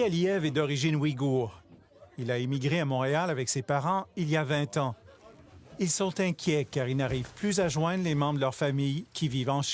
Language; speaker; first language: French; native; French